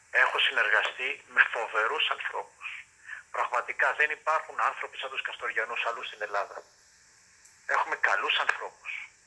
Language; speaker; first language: Greek; native; Greek